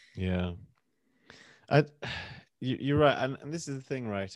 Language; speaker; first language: English; native; English